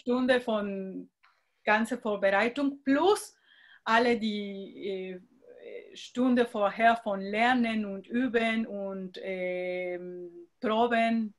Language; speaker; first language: German; non-native, fluent; Spanish